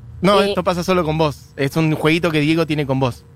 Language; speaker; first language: Spanish; native; Spanish